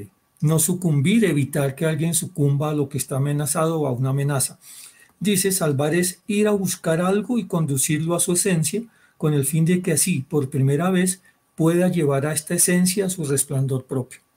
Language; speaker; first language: Spanish; native; Spanish